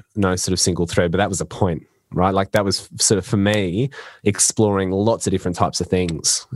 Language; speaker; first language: English; native; English